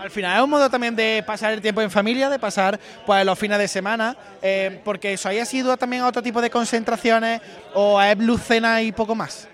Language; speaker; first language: Spanish; native; Spanish